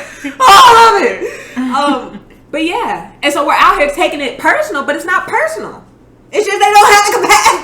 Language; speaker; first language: English; native; English